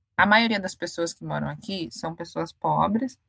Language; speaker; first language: Portuguese; native; Portuguese